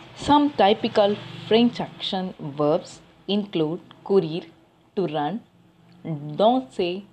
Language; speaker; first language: English; non-native, local second language; Tamil